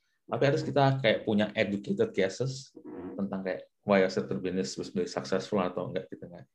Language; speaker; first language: English; non-native, fluent; Indonesian